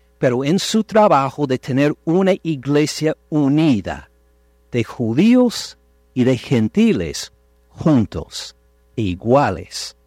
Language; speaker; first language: Spanish; non-native, fluent; English